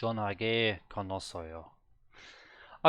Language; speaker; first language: Korean; non-native, learner; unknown